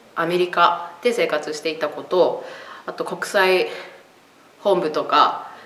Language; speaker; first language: Japanese; early bilingual, heritage; Japanese